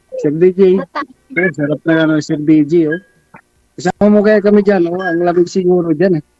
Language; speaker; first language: Filipino; native; Filipino